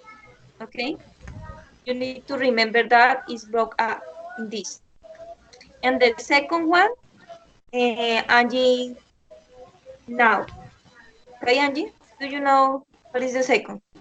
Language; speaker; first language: English; non-native, learner; Spanish